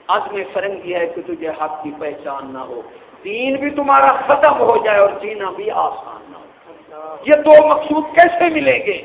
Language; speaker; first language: Urdu; non-native, local second language; Punjabi